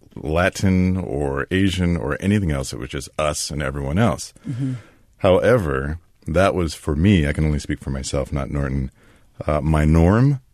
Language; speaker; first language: English; native; English